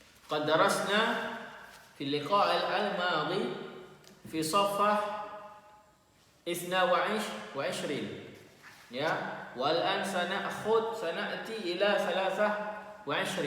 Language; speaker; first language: Arabic; non-native, fluent; Indonesian